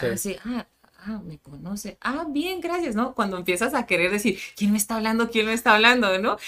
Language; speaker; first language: Spanish; native; Spanish